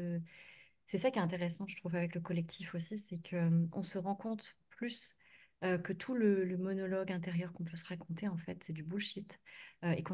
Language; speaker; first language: French; native; French